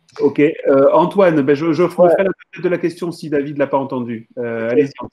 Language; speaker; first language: French; native; French